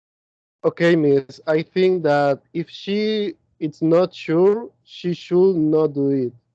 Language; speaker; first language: English; non-native, learner; Spanish